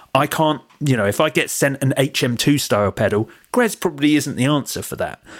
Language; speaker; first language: English; native; English